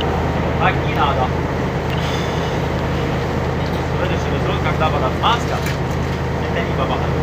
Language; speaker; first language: Russian; non-native, learner; Arabic